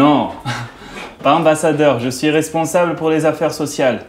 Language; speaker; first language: French; native; French